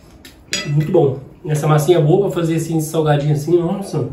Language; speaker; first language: Portuguese; native; Portuguese